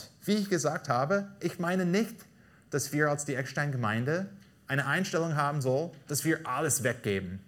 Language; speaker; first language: German; non-native, fluent; English